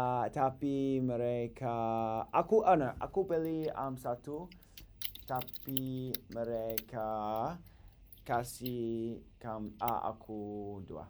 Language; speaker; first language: Indonesian; non-native, learner; English